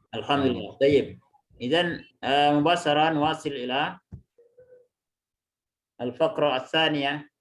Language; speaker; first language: Arabic; non-native, fluent; Indonesian